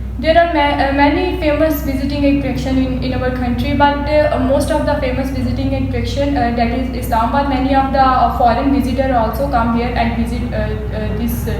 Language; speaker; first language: English; non-native, local second language; Urdu